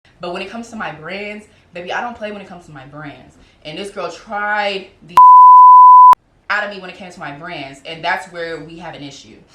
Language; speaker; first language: English; native; English